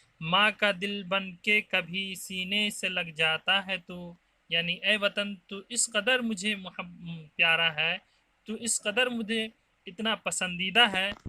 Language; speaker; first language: Urdu; native; Urdu